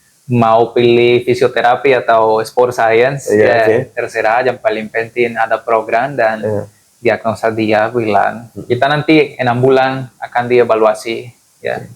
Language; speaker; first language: Indonesian; non-native, fluent; Spanish